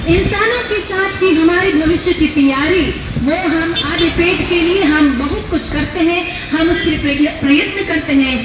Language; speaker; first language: Hindi; non-native, local second language; Malayalam